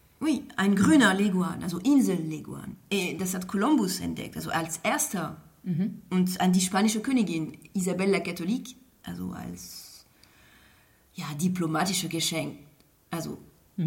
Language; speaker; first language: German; non-native, fluent; French